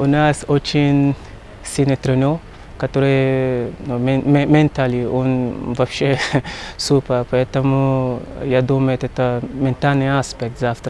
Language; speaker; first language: Russian; non-native, learner; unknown